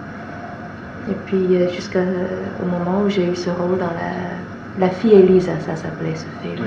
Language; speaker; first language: French; non-native, fluent; English